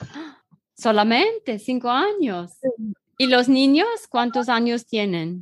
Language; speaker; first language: Spanish; non-native, learner; German